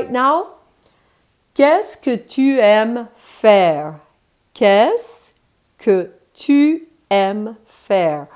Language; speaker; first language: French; non-native, fluent; English